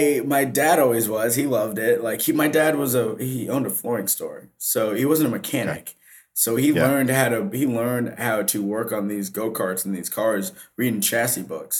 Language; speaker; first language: English; native; English